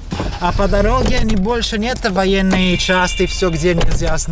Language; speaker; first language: Russian; non-native, learner; Italian